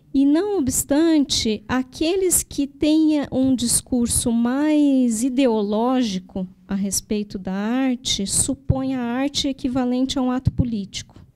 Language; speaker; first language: Portuguese; native; Portuguese